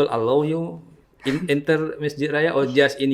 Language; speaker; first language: English; non-native, learner; Indonesian